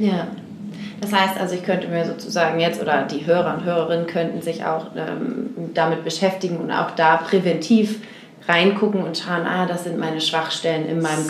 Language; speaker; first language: German; native; German